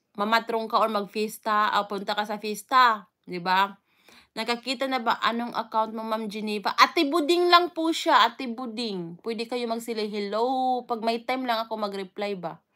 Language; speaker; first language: Filipino; non-native, local second language; Waray